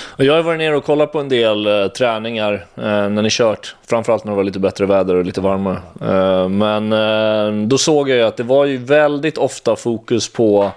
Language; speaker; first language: Swedish; native; Swedish